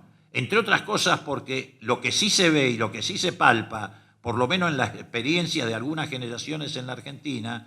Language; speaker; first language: Spanish; native; Spanish